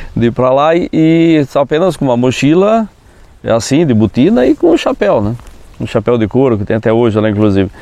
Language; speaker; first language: Portuguese; native; Portuguese